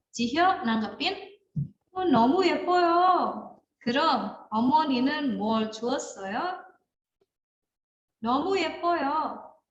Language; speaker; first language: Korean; non-native, fluent; Indonesian